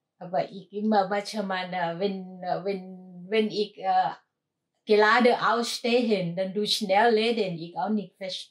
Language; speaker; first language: German; non-native, learner; Thai